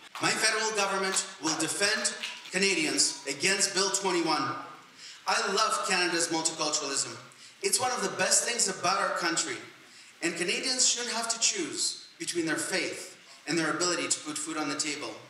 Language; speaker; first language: English; non-native, fluent; Russian